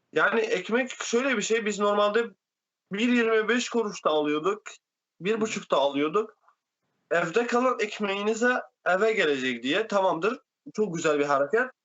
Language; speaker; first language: Turkish; non-native, fluent; Arabic